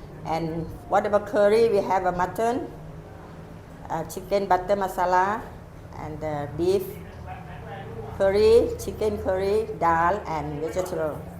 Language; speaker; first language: English; non-native, learner; Thai